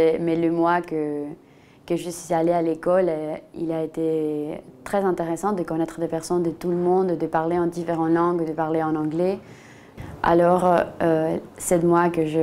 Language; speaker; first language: French; non-native, fluent; Spanish